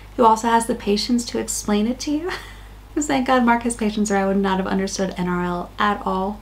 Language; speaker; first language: English; native; English